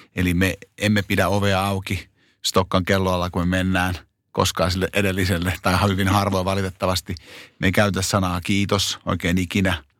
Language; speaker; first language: Finnish; native; Finnish